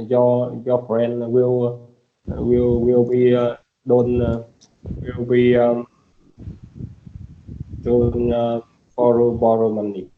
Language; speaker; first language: English; non-native, learner; Vietnamese